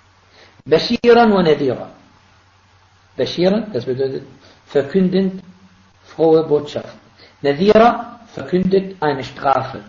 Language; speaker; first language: German; non-native, fluent; Arabic